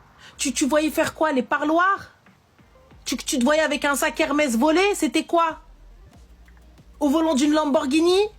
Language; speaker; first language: French; native; French